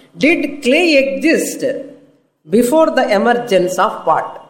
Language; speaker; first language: English; non-native, local second language; Tamil